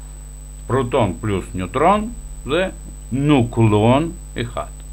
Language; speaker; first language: Hebrew; non-native, fluent; Russian